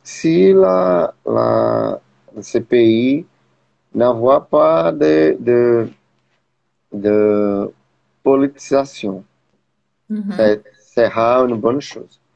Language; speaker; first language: French; non-native, learner; Portuguese